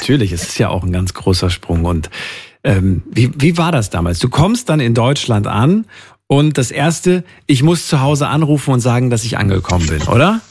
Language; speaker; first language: German; native; German